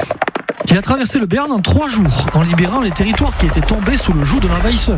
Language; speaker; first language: French; native; French